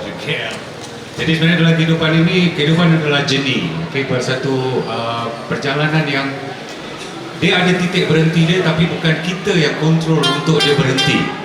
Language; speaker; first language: Malay; native; Malay